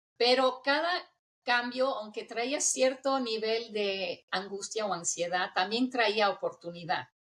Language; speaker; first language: Spanish; early bilingual, heritage; Spanish